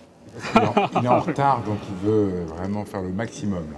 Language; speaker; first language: French; native; French